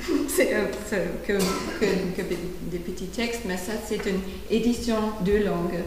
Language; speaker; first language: French; non-native, fluent; German